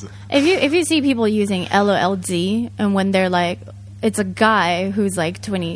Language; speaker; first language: English; non-native, fluent; Japanese